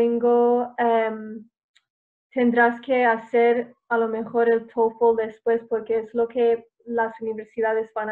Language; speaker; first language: Spanish; non-native, fluent; English